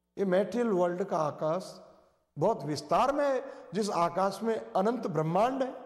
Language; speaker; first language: Hindi; native; Hindi